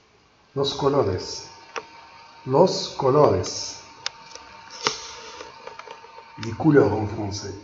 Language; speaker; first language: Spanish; non-native, learner; Arabic